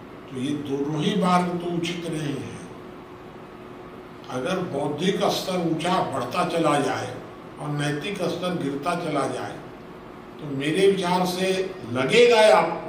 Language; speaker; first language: Hindi; native; Hindi